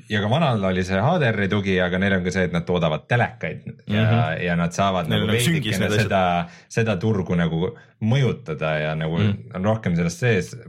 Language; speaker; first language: Estonian; native; Estonian